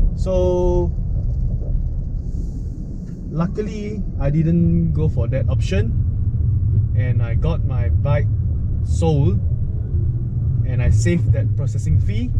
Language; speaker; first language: English; non-native, local second language; Min Nan Chinese